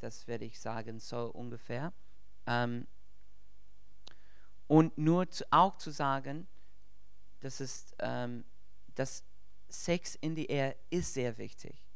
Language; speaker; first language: German; non-native, learner; English